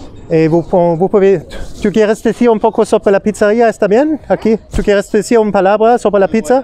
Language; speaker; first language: French; non-native, learner; German